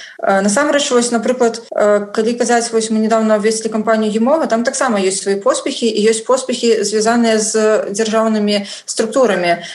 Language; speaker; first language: Belarusian; non-native, local second language; Russian